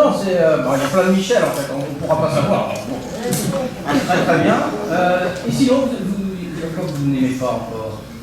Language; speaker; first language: French; native; French